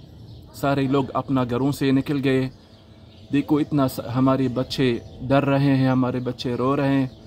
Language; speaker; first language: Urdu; non-native, learner; Arabic